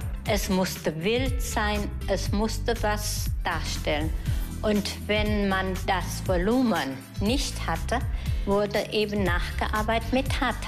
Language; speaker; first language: German; native; German